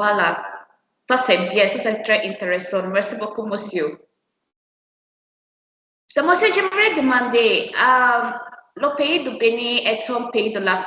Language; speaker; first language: French; non-native, learner; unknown